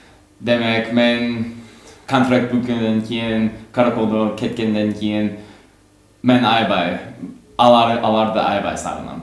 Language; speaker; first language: Kyrgyz; non-native, learner; English